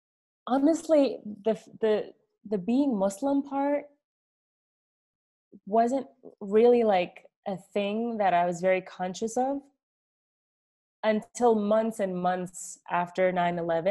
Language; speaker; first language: English; early bilingual, other home language; Arabic